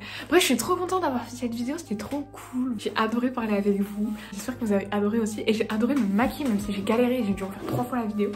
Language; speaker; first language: French; native; French